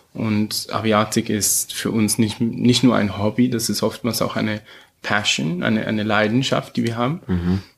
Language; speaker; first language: German; early bilingual, heritage; German